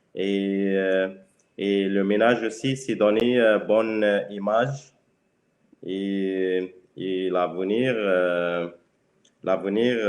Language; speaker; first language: French; non-native, learner; Spanish